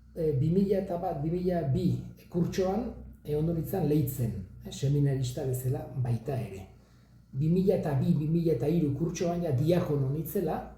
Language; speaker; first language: Basque; native; Basque